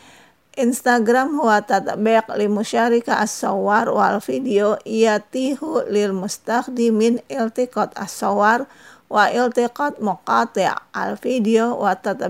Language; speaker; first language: Arabic; non-native, fluent; Indonesian